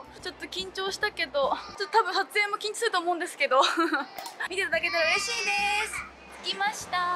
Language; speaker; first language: Japanese; native; Japanese